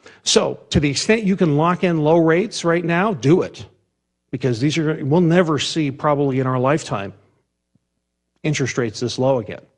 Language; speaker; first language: English; native; English